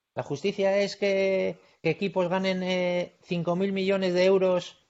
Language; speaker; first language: Spanish; native; Spanish